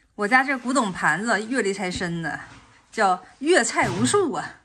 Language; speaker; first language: Chinese; native; Chinese